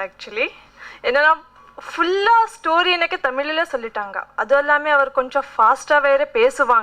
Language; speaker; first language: Tamil; non-native, learner; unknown